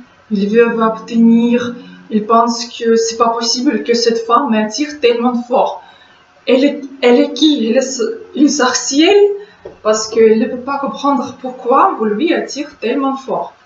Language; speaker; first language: French; non-native, fluent; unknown